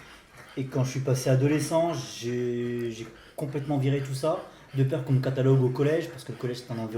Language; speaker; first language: French; native; French